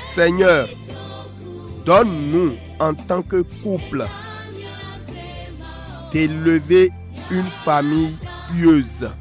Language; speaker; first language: French; non-native, local second language; Fon